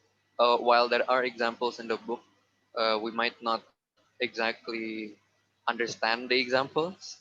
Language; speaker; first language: English; non-native, fluent; Indonesian